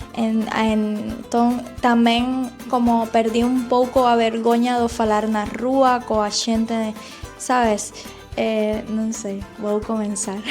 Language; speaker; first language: Galician; non-native, learner; Spanish